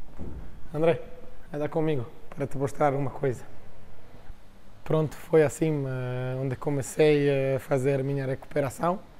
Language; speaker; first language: Portuguese; non-native, fluent; Croatian